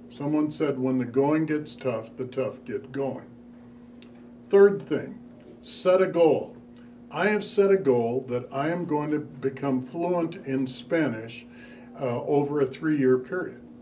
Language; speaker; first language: English; native; English